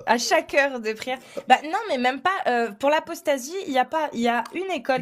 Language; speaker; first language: French; native; French